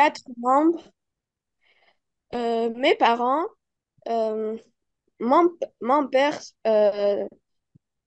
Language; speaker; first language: French; non-native, learner; Arabic